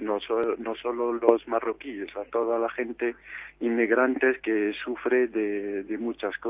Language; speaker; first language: Spanish; non-native, fluent; Arabic